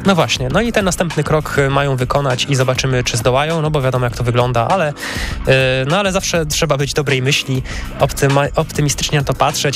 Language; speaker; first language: Polish; native; Polish